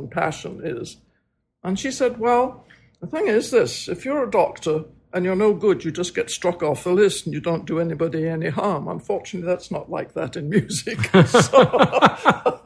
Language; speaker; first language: English; native; English